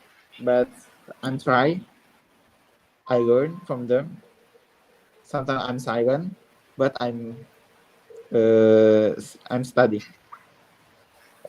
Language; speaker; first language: English; non-native, learner; Indonesian